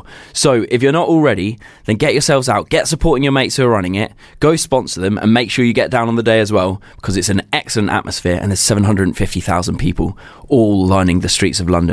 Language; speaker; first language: English; native; English